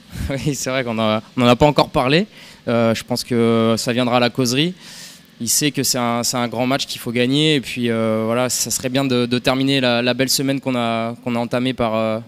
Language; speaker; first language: French; native; French